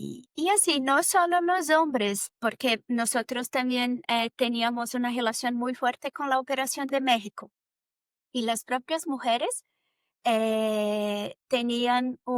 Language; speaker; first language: Spanish; non-native, fluent; Portuguese